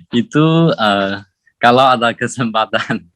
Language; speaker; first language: Indonesian; non-native, learner; Chinese